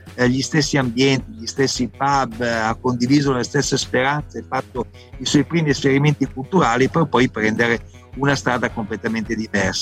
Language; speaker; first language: Italian; native; Italian